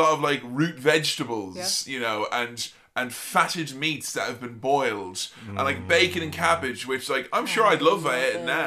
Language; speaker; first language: English; native; English